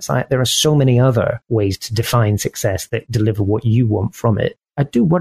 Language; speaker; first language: English; native; English